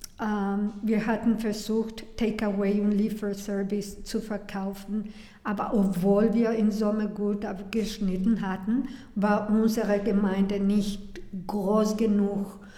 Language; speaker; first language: German; non-native, learner; Spanish